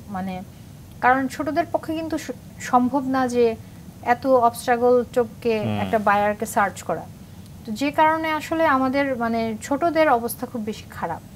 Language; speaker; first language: Bangla; native; Bangla